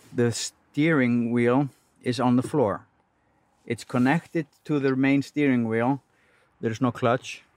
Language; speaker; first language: English; non-native, fluent; Icelandic